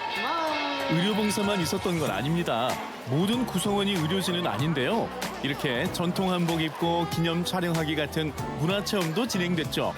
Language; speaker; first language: Korean; native; Korean